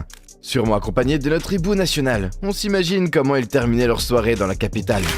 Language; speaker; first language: French; native; French